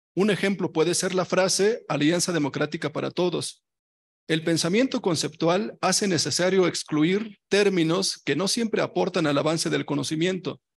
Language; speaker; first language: Spanish; native; Spanish